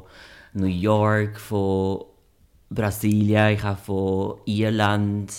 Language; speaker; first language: German; non-native, fluent; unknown